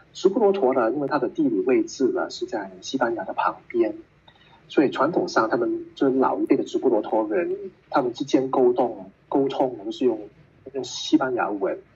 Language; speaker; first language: Chinese; non-native, local second language; Cantonese